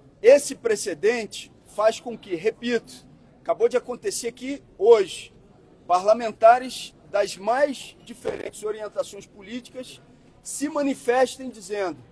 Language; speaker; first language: Portuguese; native; Portuguese